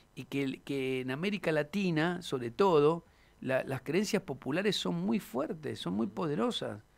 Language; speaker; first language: Spanish; native; Spanish